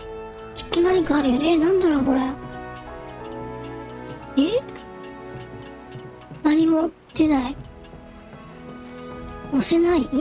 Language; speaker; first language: Japanese; native; Japanese